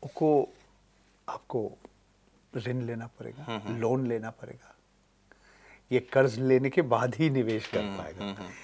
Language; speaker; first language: Hindi; native; Hindi